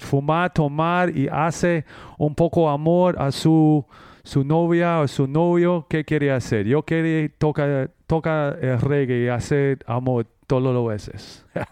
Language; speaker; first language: Spanish; non-native, learner; English